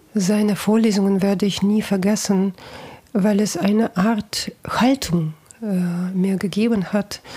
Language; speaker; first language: German; non-native, fluent; Russian